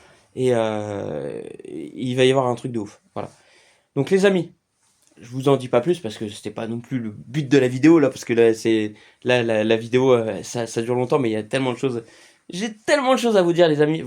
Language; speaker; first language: French; native; French